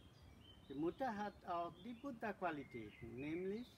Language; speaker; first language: German; non-native, learner; Sinhala